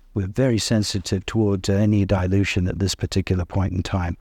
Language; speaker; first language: English; native; English